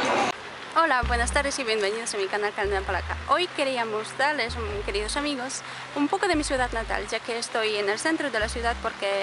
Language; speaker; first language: Spanish; non-native, fluent; Polish